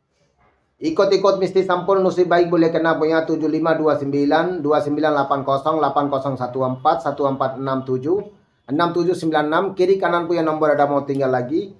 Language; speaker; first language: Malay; non-native, learner; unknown